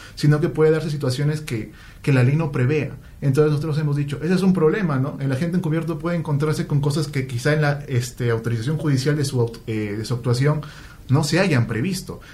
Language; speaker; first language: Spanish; native; Spanish